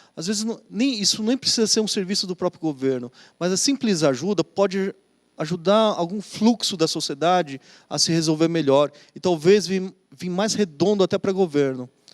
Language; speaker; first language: Portuguese; native; Portuguese